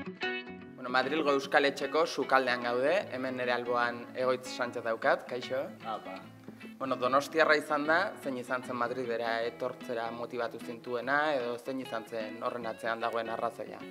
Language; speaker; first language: Basque; native; Basque